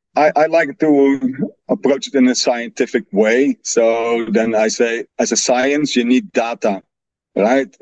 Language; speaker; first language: English; non-native, fluent; Dutch